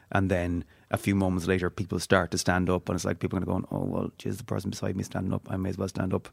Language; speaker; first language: English; native; English